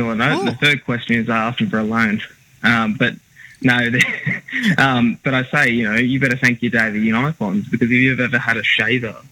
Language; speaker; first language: English; native; English